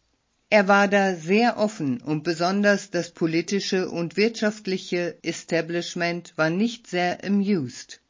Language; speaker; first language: German; native; German